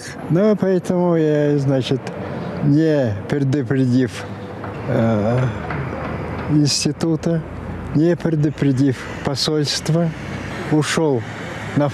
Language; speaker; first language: Russian; non-native, fluent; Mongolian